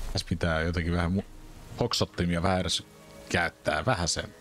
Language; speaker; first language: Finnish; native; Finnish